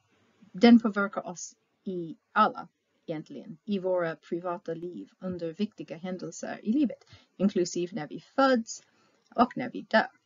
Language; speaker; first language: Swedish; non-native, fluent; English